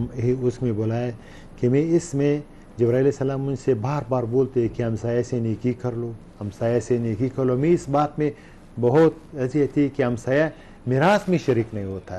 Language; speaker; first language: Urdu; non-native, learner; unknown